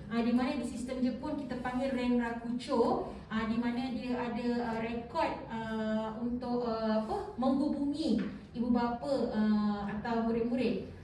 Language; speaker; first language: Malay; native; Malay